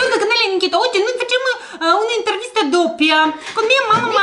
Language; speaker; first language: Italian; early bilingual, other home language; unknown